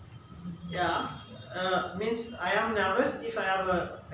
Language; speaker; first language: English; non-native, fluent; German